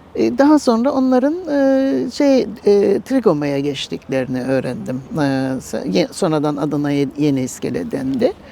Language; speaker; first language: Turkish; native; Turkish